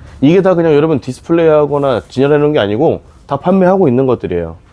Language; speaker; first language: Korean; native; Korean